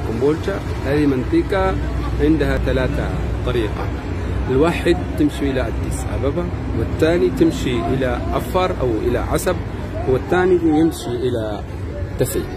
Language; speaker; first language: Arabic; non-native, learner; Amharic